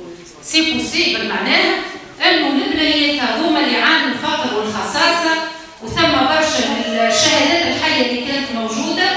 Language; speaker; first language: Arabic; native; Arabic